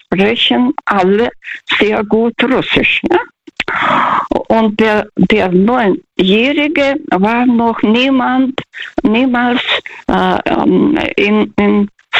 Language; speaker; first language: German; non-native, learner; Russian